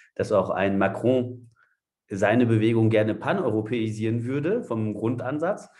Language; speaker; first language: German; non-native, fluent; French